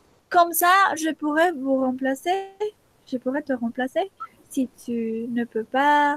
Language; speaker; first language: French; non-native, fluent; Spanish